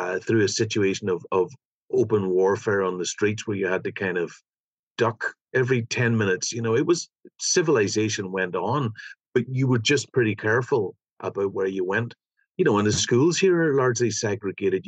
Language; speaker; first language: English; native; English